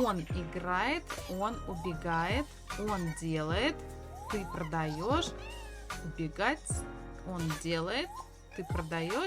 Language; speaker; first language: Russian; non-native, fluent; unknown